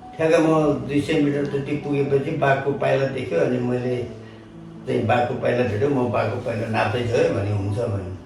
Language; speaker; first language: Nepali; non-native, local second language; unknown